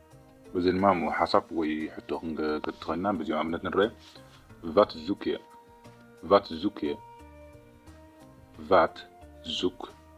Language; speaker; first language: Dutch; non-native, fluent; Tigrinya